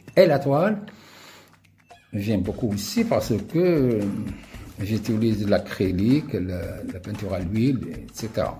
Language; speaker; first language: French; non-native, local second language; Arabic